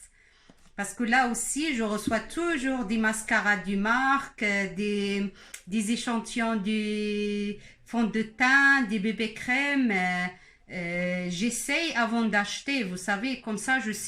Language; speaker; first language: French; non-native, local second language; Arabic